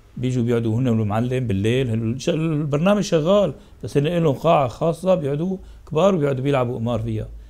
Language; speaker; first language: Arabic; native; Arabic